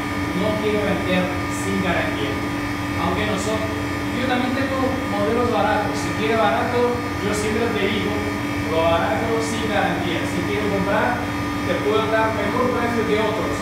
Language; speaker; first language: Spanish; non-native, learner; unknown